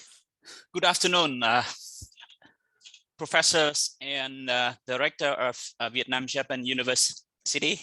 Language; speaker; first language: English; non-native, fluent; Vietnamese